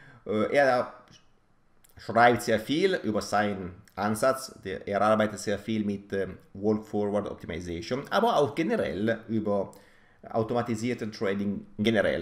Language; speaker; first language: German; non-native, fluent; Italian